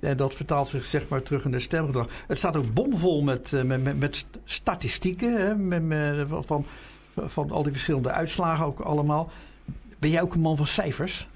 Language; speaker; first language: Dutch; native; Dutch